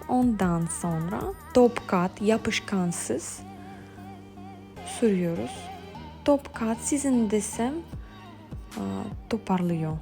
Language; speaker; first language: Turkish; non-native, fluent; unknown